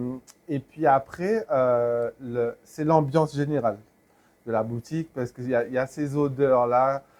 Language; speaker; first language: French; native; French